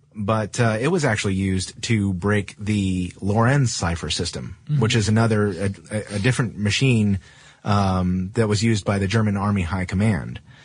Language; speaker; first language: English; native; English